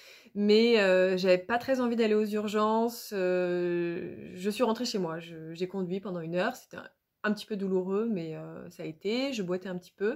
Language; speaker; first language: French; native; French